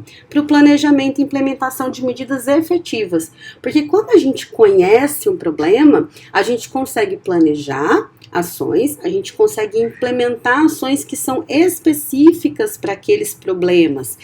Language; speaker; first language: Portuguese; native; Portuguese